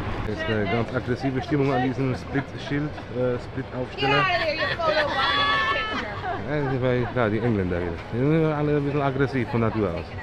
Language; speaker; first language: German; native; German